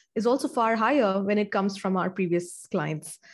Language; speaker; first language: English; non-native, local second language; Tamil